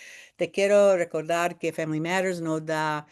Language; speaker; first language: Spanish; early bilingual, heritage; Spanish